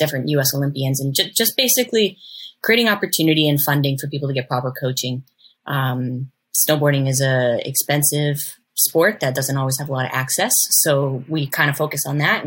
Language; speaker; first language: English; native; English